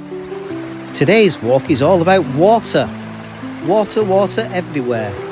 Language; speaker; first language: English; native; English